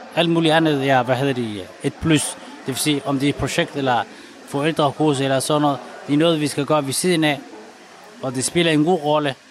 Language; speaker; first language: Danish; non-native, fluent; Somali